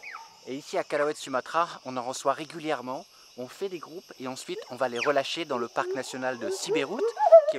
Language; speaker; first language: French; native; French